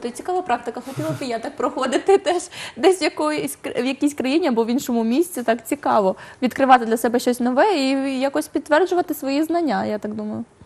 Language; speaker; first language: Ukrainian; native; Ukrainian